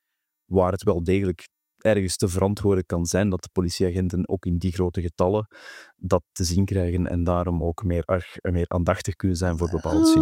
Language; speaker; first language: Dutch; native; Dutch